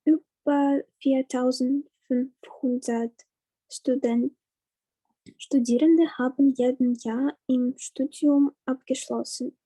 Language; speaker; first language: German; non-native, learner; Ukrainian